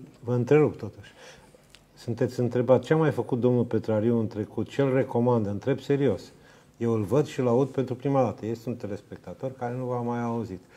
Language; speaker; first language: Romanian; native; Romanian